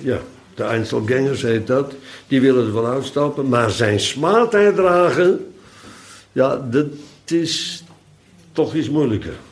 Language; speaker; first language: Dutch; native; Dutch